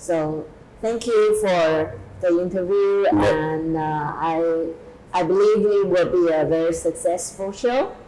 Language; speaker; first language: English; non-native, fluent; Chinese